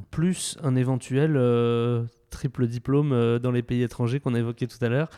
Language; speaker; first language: French; native; French